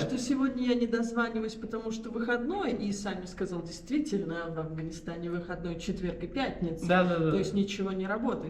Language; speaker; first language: Russian; native; Russian